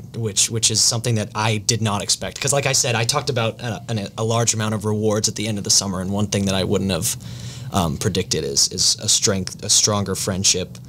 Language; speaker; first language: English; native; English